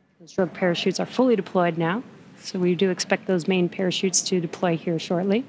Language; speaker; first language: English; native; English